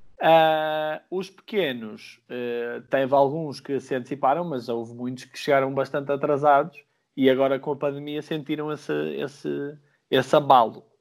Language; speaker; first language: Portuguese; native; Portuguese